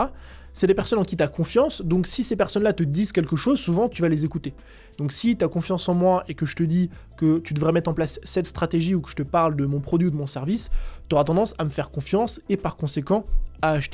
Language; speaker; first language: French; native; French